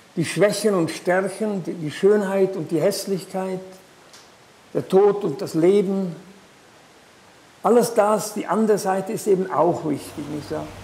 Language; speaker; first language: German; native; German